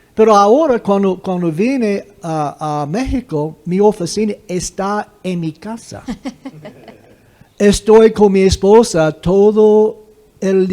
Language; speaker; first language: Spanish; non-native, fluent; English